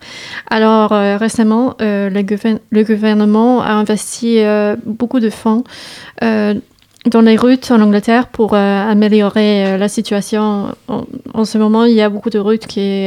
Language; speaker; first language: French; non-native, learner; English